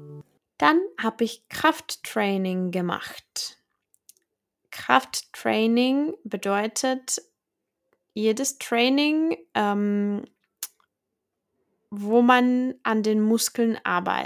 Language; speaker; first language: German; non-native, fluent; Czech